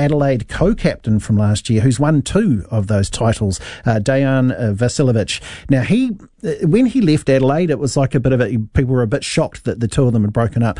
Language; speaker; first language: English; native; English